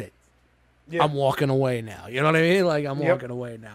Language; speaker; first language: English; native; English